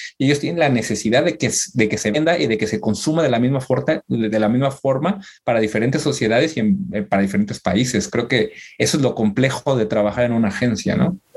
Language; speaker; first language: Spanish; native; Spanish